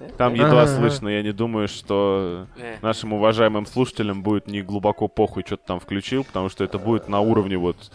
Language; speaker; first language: Russian; native; Russian